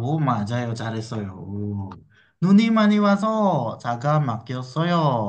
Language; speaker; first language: Korean; non-native, fluent; Indonesian